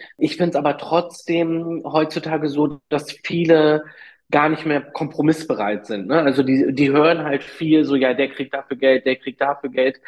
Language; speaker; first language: German; early bilingual, other home language; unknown